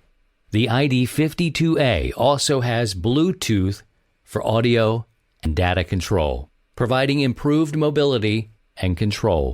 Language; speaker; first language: English; native; English